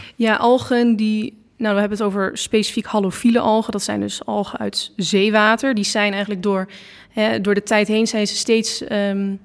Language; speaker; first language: Dutch; native; Dutch